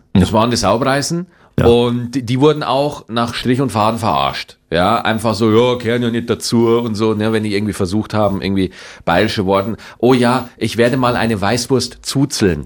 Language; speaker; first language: German; native; German